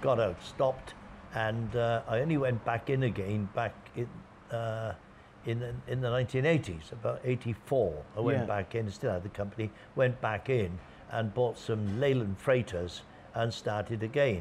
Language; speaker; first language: English; native; English